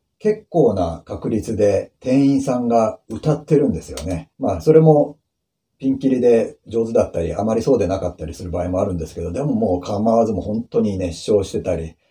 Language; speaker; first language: Japanese; native; Japanese